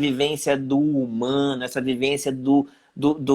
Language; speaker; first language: Portuguese; native; Portuguese